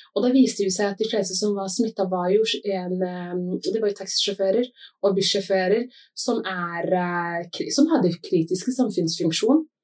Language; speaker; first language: Norwegian; early bilingual, other home language; Somali